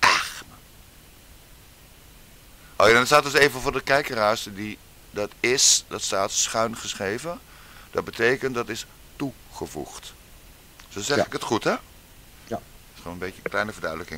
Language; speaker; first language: Dutch; native; Dutch